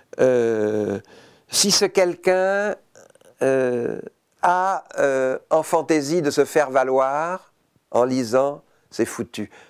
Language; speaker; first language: French; native; French